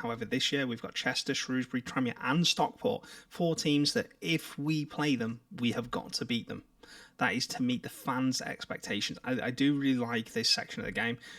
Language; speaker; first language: English; native; English